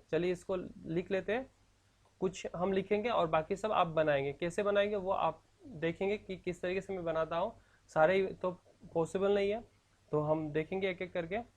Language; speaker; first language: Hindi; non-native, local second language; Assamese